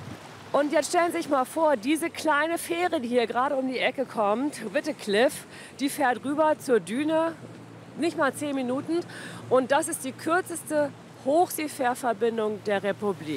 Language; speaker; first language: German; native; German